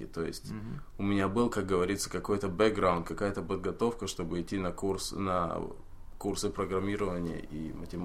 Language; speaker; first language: Russian; early bilingual, heritage; Russian